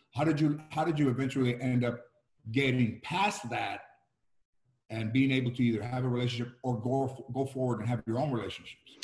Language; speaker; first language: English; early bilingual, other home language; Spanish